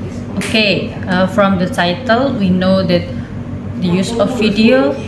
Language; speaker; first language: English; non-native, learner; Indonesian